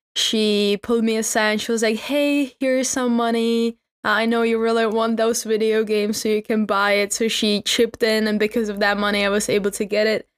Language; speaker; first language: English; non-native, fluent; Czech